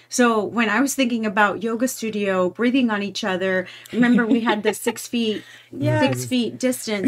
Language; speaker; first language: English; native; English